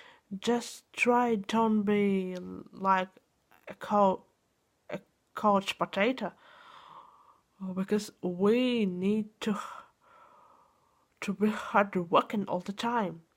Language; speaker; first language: English; non-native, learner; Russian